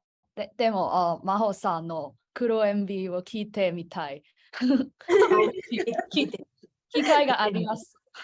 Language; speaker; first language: Japanese; non-native, learner; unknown